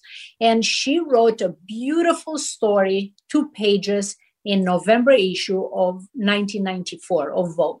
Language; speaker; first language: English; non-native, fluent; Romanian